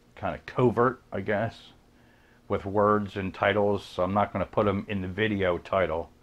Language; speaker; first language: English; native; English